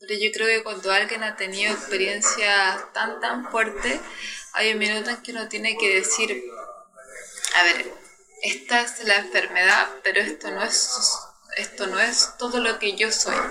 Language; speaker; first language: Spanish; native; Spanish